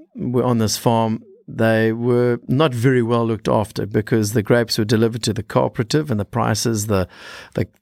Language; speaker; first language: English; native; English